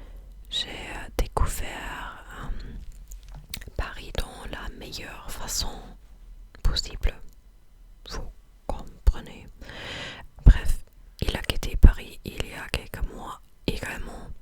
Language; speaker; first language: French; non-native, fluent; English